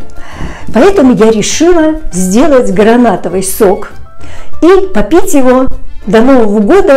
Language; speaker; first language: Russian; native; Russian